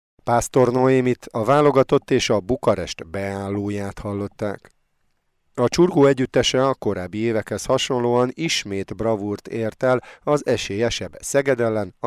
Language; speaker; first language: Hungarian; native; Hungarian